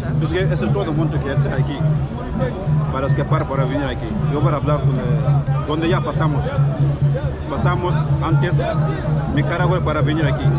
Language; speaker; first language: Spanish; non-native, learner; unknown